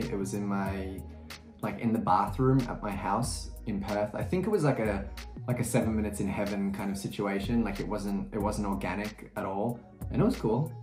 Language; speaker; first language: English; native; English